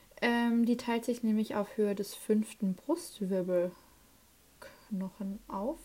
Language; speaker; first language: German; native; German